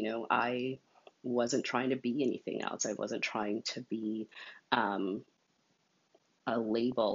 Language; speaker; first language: English; native; English